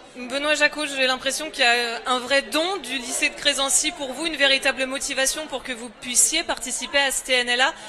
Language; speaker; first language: French; native; French